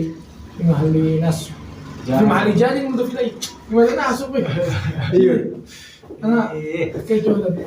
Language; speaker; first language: Arabic; non-native, learner; Indonesian